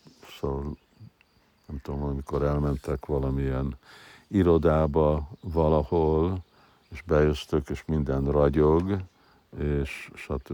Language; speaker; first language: Hungarian; early bilingual, heritage; Hungarian